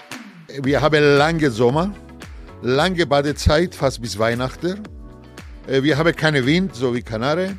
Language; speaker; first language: German; non-native, fluent; Greek